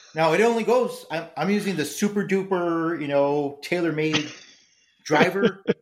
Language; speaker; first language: English; early bilingual, other home language; Spanish